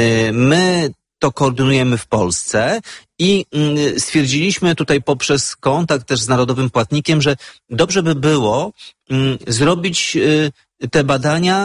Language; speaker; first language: Polish; native; Polish